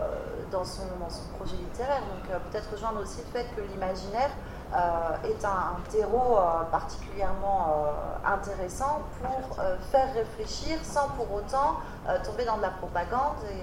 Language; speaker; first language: French; native; French